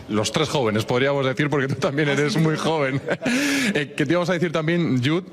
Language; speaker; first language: Spanish; native; Spanish